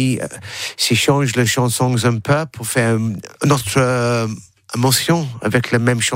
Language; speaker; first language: French; non-native, learner; English